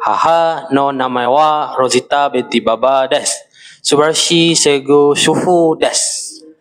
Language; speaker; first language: Japanese; non-native, learner; Malay